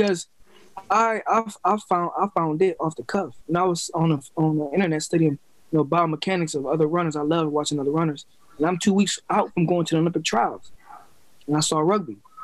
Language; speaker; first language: English; native; English